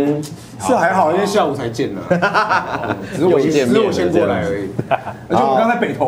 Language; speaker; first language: Chinese; native; Chinese